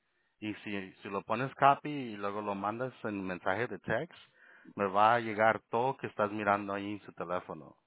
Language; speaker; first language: Spanish; early bilingual, heritage; Spanish